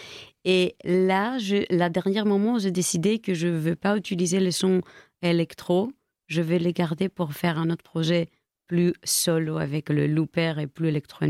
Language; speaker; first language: French; non-native, fluent; Greek